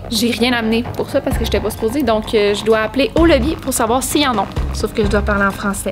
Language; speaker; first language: French; native; French